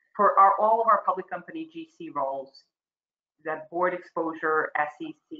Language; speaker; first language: English; non-native, fluent; Croatian